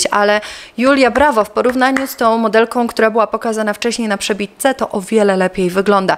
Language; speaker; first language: Polish; native; Polish